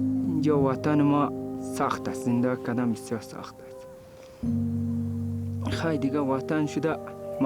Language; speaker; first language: Persian; non-native, local second language; Kyrgyz